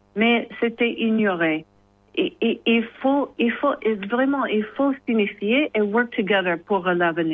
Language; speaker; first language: French; non-native, learner; English